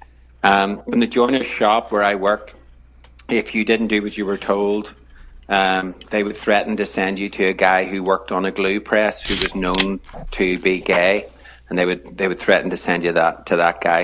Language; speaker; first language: English; native; English